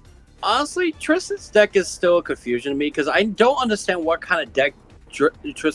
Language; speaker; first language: English; native; English